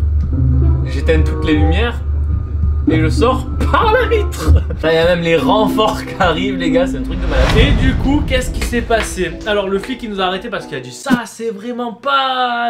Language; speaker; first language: French; native; French